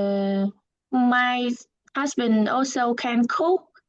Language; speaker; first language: English; non-native, learner; Vietnamese